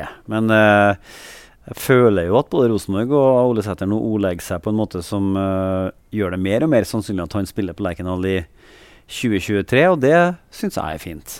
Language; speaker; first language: Norwegian; native; Norwegian